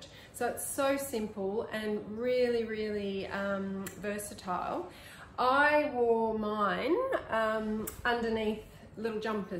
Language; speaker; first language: English; native; English